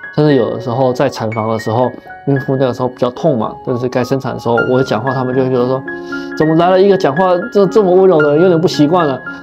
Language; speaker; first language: Chinese; native; Chinese